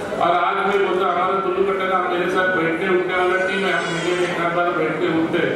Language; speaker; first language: Hindi; non-native, local second language; Marathi